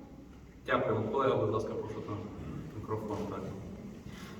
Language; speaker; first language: Ukrainian; native; Ukrainian